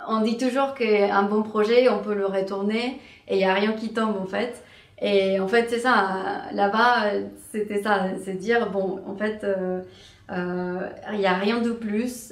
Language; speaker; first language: French; non-native, fluent; Spanish